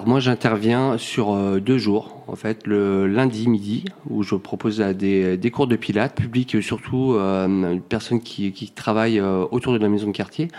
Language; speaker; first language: French; native; French